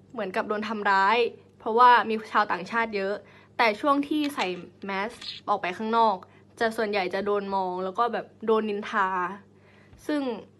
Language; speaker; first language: Thai; native; Thai